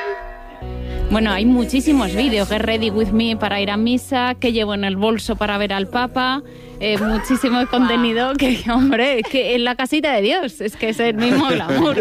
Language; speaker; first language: Spanish; native; Spanish